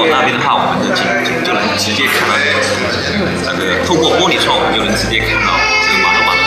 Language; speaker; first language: Chinese; native; Chinese